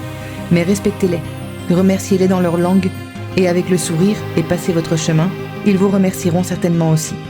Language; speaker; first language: French; native; French